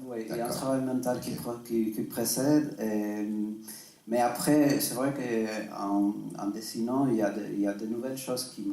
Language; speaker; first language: French; non-native, fluent; Spanish